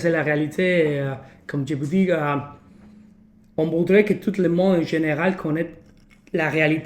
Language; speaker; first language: French; non-native, fluent; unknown